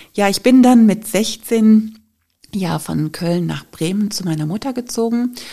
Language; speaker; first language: German; native; German